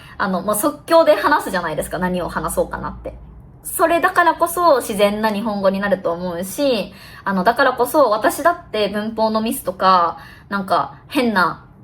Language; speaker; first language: Japanese; native; Japanese